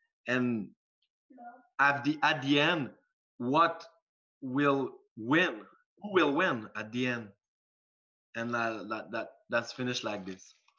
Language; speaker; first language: English; non-native, fluent; French